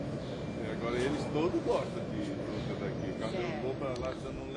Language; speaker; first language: Portuguese; early bilingual, other home language; Japanese